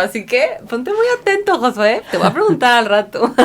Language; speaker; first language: Spanish; native; Spanish